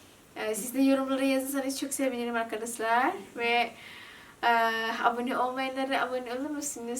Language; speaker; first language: Turkish; non-native, learner; Indonesian